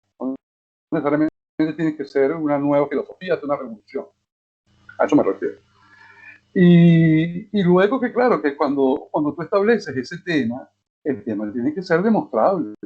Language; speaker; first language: Spanish; native; Spanish